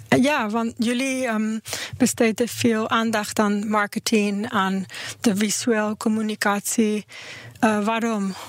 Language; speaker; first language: Dutch; non-native, learner; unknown